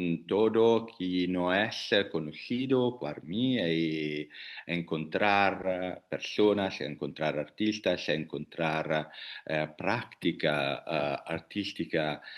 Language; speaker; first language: Spanish; non-native, learner; Italian